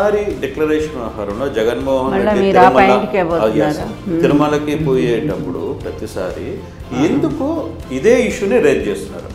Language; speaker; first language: Telugu; native; Telugu